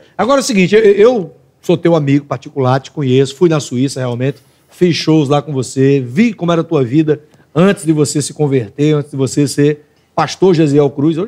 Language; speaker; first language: Portuguese; native; Portuguese